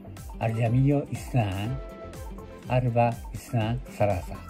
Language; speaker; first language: Arabic; non-native, learner; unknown